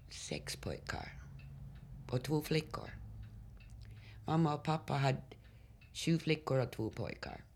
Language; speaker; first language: Swedish; early bilingual, heritage; Swedish